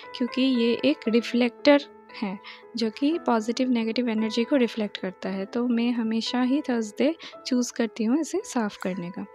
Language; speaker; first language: Hindi; non-native, local second language; Bangla